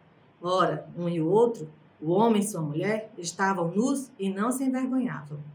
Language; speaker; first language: Portuguese; native; Portuguese